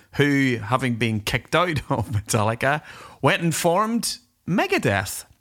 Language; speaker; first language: English; native; English